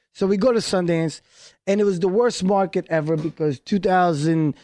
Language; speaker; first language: English; early bilingual, other home language; Hebrew